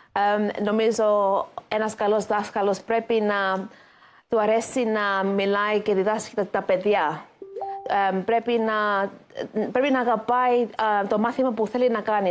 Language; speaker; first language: Greek; early bilingual, heritage; Greek